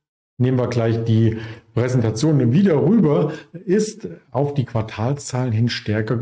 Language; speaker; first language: German; native; German